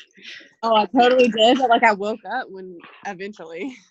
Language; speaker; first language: English; native; English